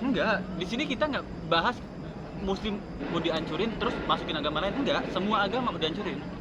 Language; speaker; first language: Indonesian; native; Indonesian